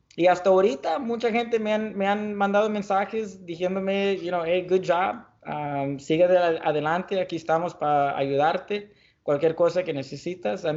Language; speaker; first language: Spanish; early bilingual, heritage; Spanish